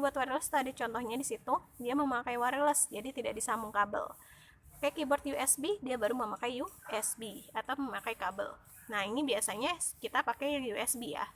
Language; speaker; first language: Indonesian; native; Indonesian